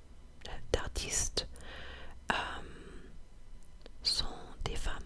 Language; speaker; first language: French; non-native, fluent; English